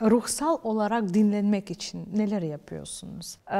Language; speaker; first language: Turkish; non-native, fluent; Ukrainian